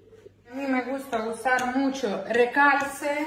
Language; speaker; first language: Spanish; non-native, learner; Ukrainian